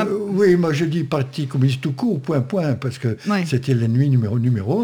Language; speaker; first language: French; native; French